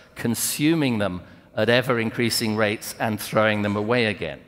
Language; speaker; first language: English; native; English